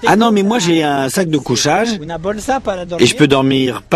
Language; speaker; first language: French; native; French